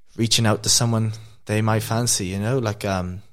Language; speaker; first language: English; native; English